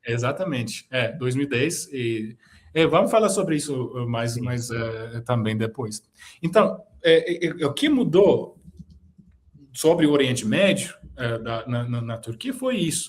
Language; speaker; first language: Portuguese; non-native, fluent; Turkish